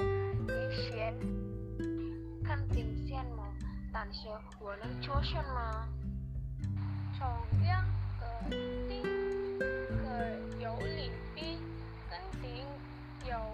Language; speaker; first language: Chinese; non-native, learner; Indonesian